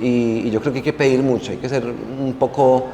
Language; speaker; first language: Spanish; native; Spanish